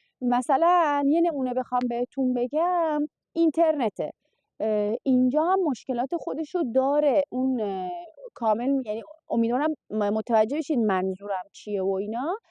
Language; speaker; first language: Persian; native; Persian